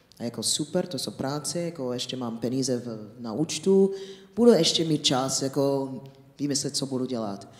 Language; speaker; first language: Czech; non-native, fluent; English